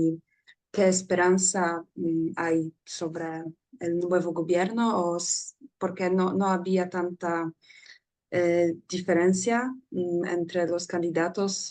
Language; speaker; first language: Spanish; non-native, learner; Polish